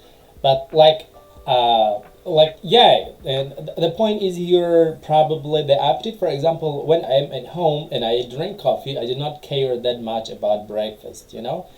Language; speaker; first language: English; non-native, fluent; Tajik